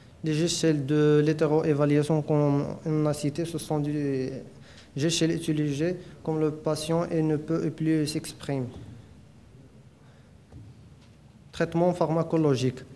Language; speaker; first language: French; non-native, local second language; Arabic